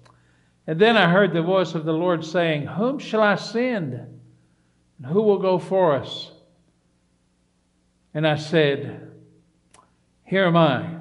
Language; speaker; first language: English; native; English